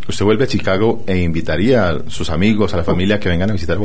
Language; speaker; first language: Spanish; native; Spanish